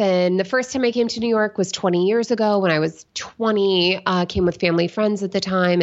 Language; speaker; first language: English; native; English